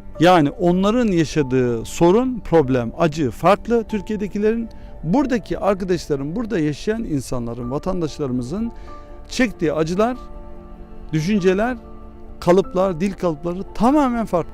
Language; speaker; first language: Turkish; early bilingual, heritage; Turkish